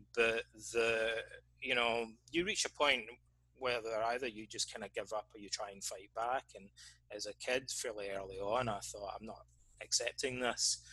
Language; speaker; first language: English; native; English